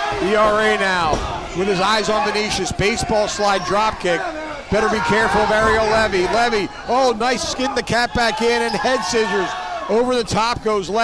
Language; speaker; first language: English; native; English